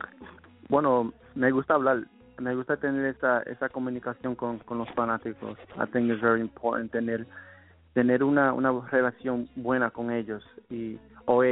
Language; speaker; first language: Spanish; early bilingual, heritage; Spanish